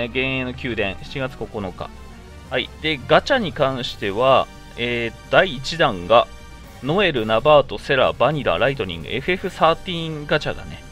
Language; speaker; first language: Japanese; native; Japanese